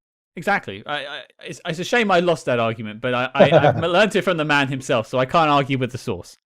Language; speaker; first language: English; native; English